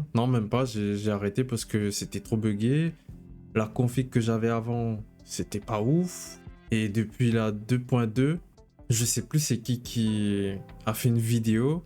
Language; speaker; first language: French; native; French